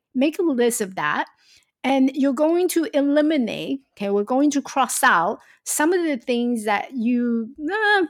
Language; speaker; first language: English; non-native, fluent; Chinese